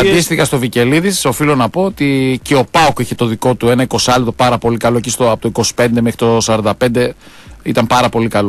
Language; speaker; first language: Greek; native; Greek